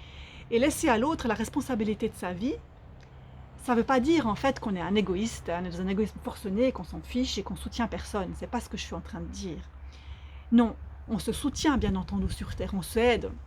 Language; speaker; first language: French; native; French